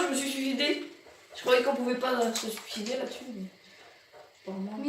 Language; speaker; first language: French; native; French